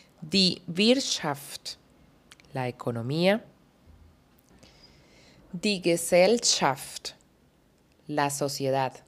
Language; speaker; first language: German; non-native, fluent; Spanish